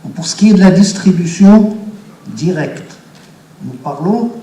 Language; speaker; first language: French; non-native, local second language; Arabic